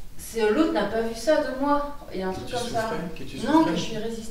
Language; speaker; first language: French; native; French